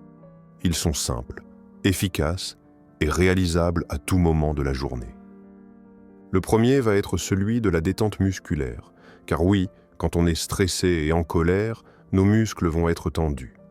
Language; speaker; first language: French; native; French